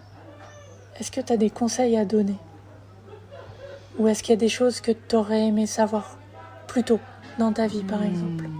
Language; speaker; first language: French; native; French